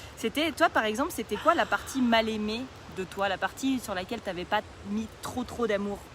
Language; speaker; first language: French; native; French